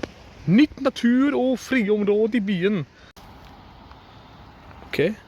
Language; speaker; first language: Norwegian; non-native, learner; German